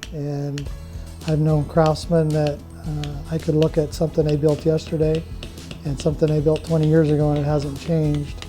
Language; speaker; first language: English; native; English